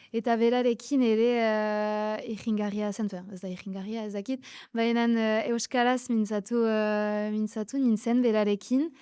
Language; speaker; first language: Basque; non-native, local second language; French